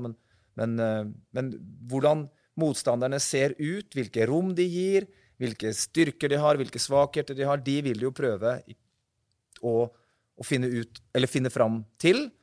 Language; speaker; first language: Norwegian; native; Norwegian